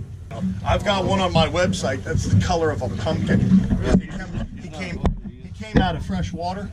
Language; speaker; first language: English; native; English